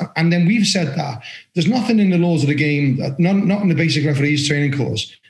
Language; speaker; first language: English; native; English